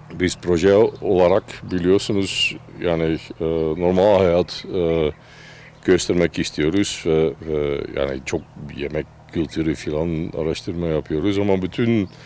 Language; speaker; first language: Turkish; non-native, fluent; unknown